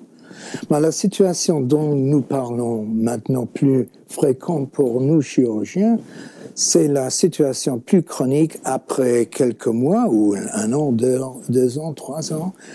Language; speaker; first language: French; non-native, fluent; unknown